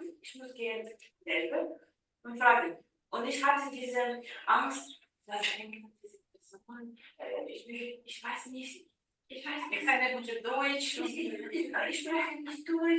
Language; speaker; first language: German; non-native, learner; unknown